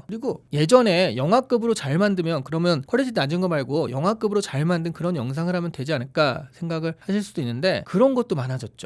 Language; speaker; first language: Korean; native; Korean